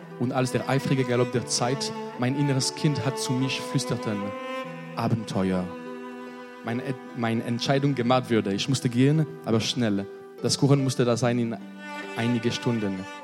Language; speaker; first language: German; non-native, learner; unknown